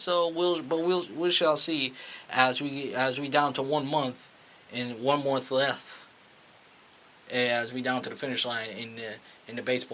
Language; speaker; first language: English; native; English